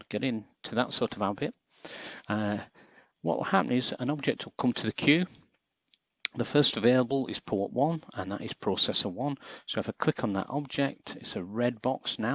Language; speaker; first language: English; native; English